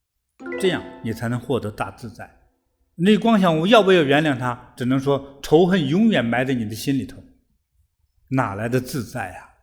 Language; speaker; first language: Chinese; native; Chinese